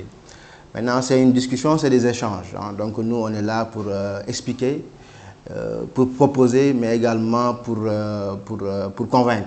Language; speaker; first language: French; non-native, local second language; Wolof